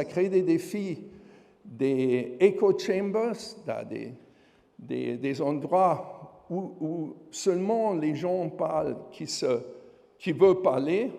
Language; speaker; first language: French; non-native, fluent; German